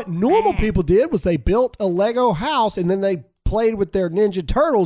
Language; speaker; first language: English; native; English